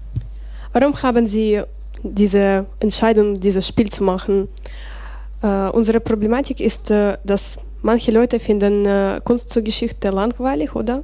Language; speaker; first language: German; non-native, learner; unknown